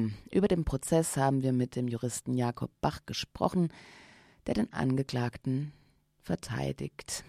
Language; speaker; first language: German; native; German